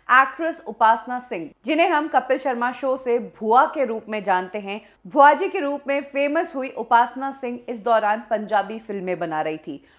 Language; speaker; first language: Hindi; native; Hindi